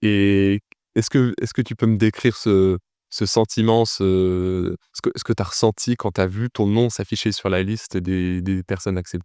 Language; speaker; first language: French; native; French